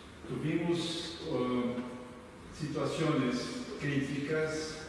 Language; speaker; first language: Spanish; non-native, fluent; Portuguese